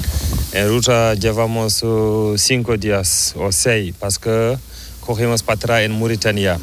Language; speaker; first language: Spanish; non-native, learner; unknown